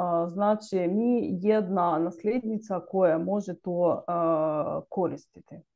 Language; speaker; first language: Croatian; non-native, learner; Ukrainian